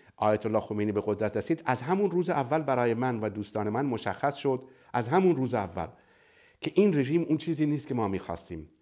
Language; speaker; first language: Persian; non-native, local second language; Baluchi